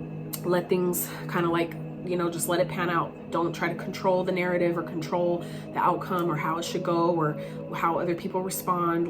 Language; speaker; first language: English; native; English